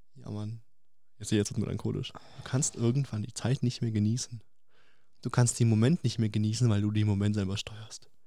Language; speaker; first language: German; early bilingual, other home language; Russian